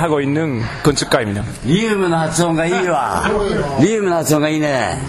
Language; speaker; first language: Korean; non-native, learner; Japanese